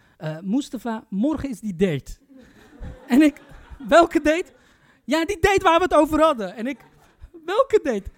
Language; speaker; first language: Dutch; early bilingual, other home language; Turkish